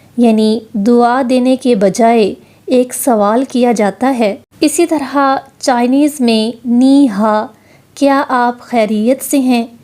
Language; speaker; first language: Urdu; native; Urdu